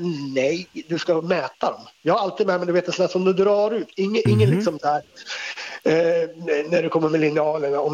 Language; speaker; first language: Swedish; native; Swedish